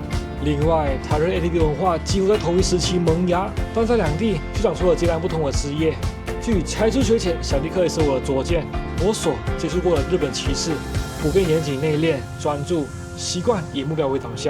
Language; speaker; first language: Chinese; native; Chinese